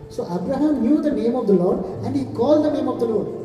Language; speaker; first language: English; non-native, local second language; Telugu